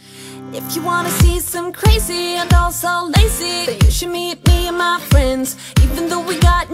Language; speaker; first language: English; native; English